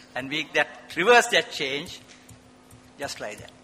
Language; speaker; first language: English; non-native, local second language; Sinhala